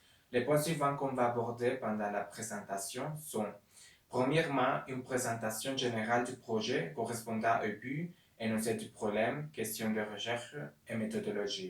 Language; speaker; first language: French; non-native, learner; Spanish